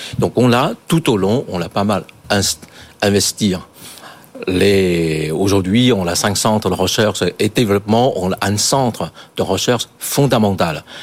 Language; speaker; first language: French; non-native, fluent; Chinese